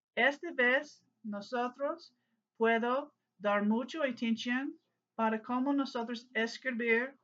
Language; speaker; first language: Spanish; non-native, learner; English